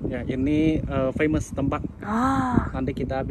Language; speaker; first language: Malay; non-native, learner; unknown